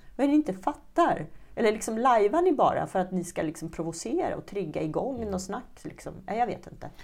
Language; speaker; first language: Swedish; early bilingual, other home language; Czech